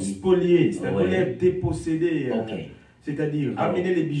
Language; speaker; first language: French; non-native, local second language; Lingala